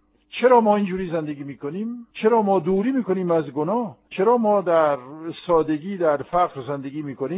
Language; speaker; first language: Persian; non-native, fluent; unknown